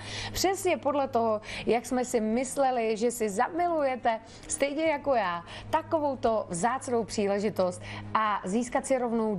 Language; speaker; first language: Czech; native; Czech